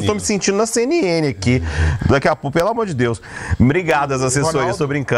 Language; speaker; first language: Portuguese; native; Portuguese